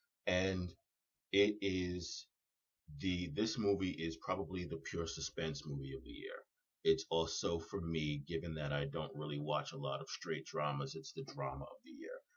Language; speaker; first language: English; native; English